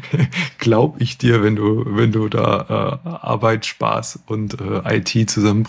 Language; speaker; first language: German; native; German